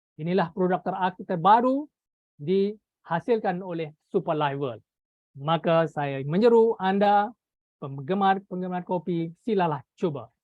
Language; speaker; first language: Malay; native; Malay